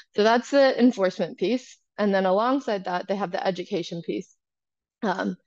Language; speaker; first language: English; native; English